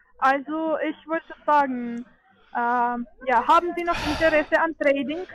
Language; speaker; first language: German; non-native, fluent; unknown